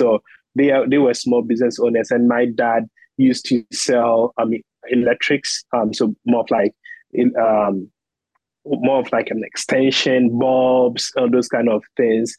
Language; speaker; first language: English; non-native, local second language; Akan